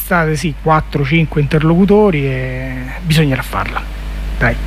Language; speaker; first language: Italian; native; Italian